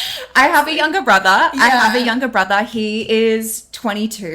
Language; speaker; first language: English; native; English